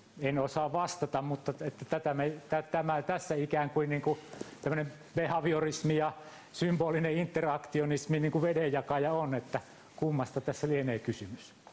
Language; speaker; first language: Finnish; native; Finnish